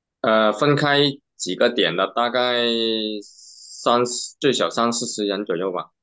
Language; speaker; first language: Chinese; native; Chinese